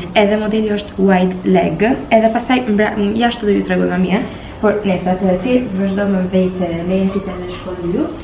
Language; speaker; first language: Albanian; early bilingual, heritage; Albanian